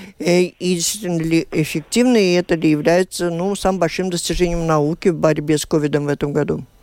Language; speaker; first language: Russian; native; Russian